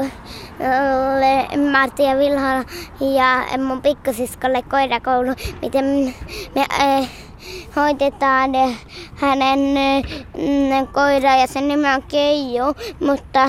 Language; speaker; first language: Finnish; early bilingual, heritage; Finnish